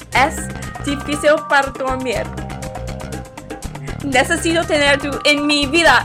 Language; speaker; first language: Spanish; non-native, learner; English